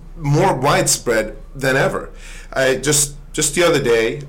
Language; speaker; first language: English; early bilingual, other home language; Swedish